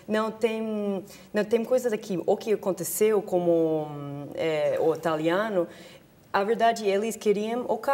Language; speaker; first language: Portuguese; non-native, fluent; English